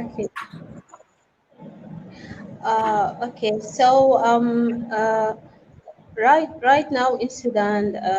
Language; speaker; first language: English; non-native, fluent; Arabic